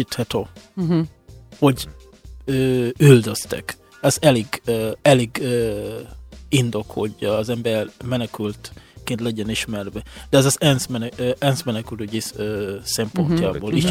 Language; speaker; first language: Hungarian; non-native, fluent; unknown